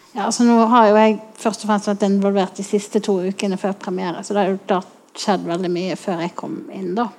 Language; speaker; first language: Norwegian; native; Norwegian